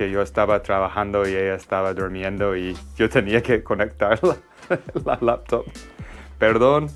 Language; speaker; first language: Spanish; non-native, fluent; English